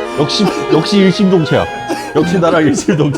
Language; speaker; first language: Korean; native; Korean